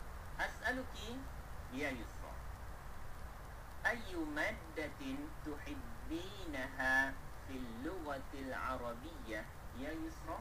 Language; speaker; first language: Arabic; non-native, fluent; Malay